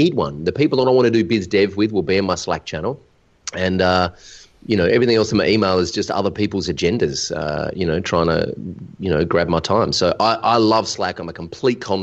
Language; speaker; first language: English; native; English